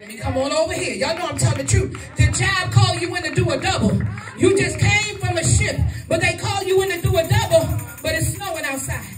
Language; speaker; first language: English; native; English